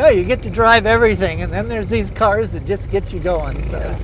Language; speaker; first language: English; native; English